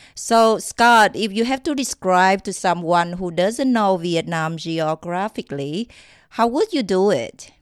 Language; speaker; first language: English; non-native, fluent; Vietnamese